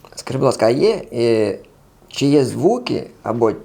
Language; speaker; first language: Ukrainian; non-native, local second language; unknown